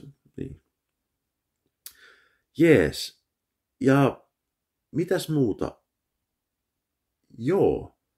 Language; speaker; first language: Finnish; early bilingual, heritage; Finnish